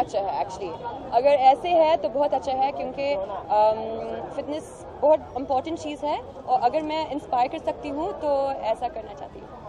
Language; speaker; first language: Hindi; non-native, learner; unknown